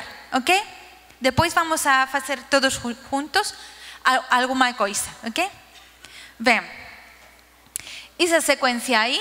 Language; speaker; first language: Portuguese; non-native, learner; Spanish